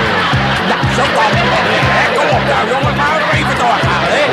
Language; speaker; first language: Dutch; native; Dutch